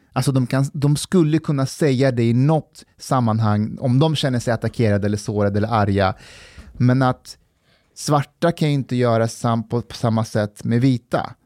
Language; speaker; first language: Swedish; early bilingual, other home language; Persian